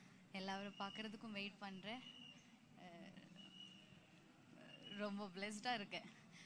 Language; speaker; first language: Tamil; non-native, learner; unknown